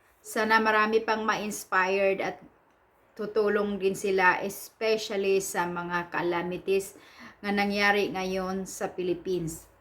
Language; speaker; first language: Filipino; non-native, local second language; Cebuano